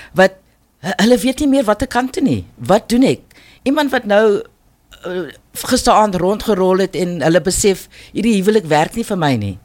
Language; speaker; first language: Afrikaans; non-native, local second language; English